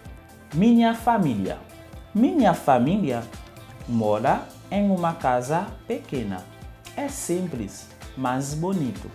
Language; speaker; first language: Portuguese; non-native, learner; Haitian Creole